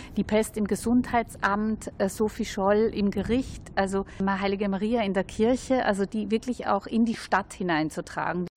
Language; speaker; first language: German; native; German